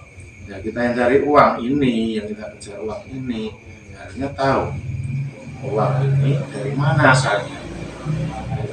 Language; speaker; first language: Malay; non-native, local second language; Javanese